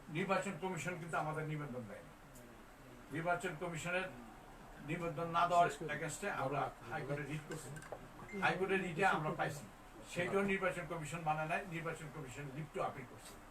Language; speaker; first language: Bangla; native; Bangla